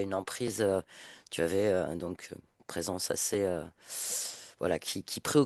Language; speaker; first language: French; native; French